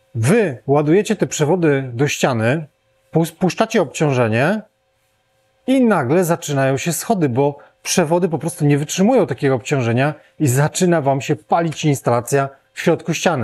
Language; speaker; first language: Polish; native; Polish